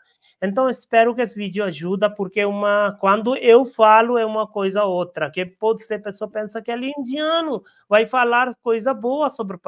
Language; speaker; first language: Portuguese; non-native, learner; Hindi